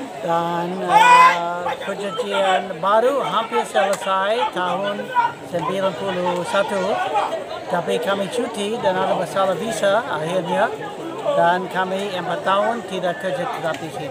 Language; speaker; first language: Indonesian; non-native, fluent; English